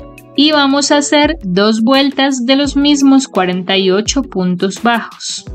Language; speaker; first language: Spanish; native; Spanish